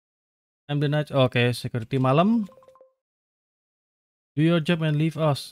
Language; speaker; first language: English; non-native, learner; Indonesian